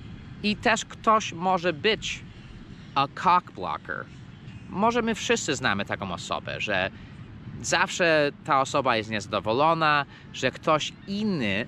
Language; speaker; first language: Polish; non-native, fluent; English